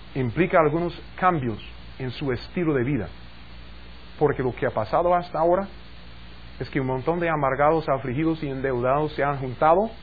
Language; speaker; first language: Spanish; non-native, fluent; English